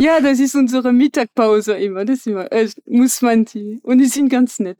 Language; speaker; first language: German; non-native, fluent; French